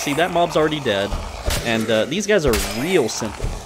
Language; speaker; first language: English; native; English